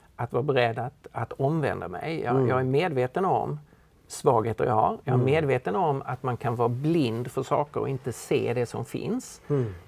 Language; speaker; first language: Swedish; native; Swedish